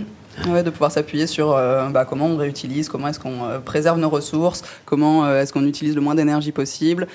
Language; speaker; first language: French; native; French